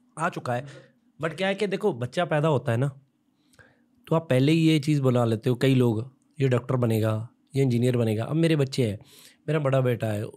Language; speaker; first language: Hindi; non-native, local second language; Punjabi